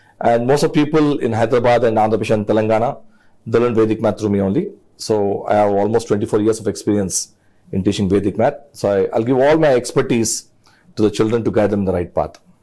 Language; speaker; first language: English; non-native, local second language; Telugu